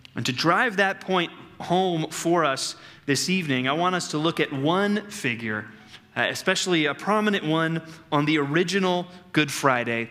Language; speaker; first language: English; native; English